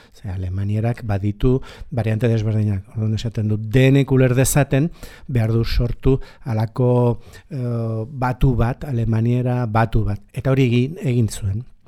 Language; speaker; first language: Basque; native; Basque